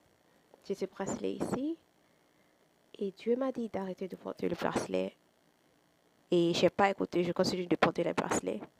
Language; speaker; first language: French; non-native, fluent; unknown